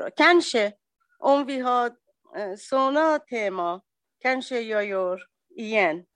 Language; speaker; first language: Swedish; non-native, learner; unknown